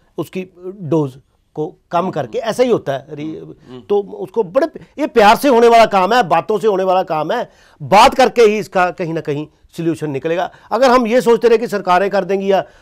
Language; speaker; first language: Hindi; non-native, local second language; Punjabi